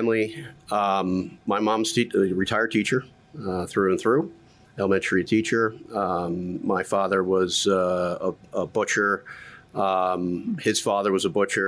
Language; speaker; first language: English; native; English